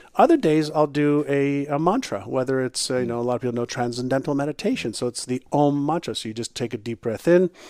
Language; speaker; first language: English; non-native, fluent; Hebrew